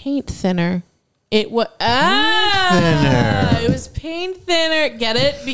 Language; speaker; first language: English; native; English